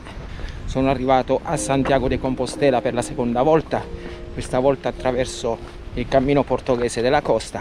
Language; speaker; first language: Italian; native; Italian